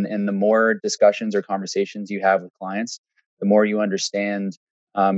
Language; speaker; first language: English; native; English